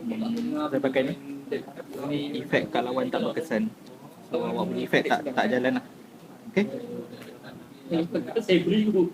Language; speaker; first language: Malay; native; Malay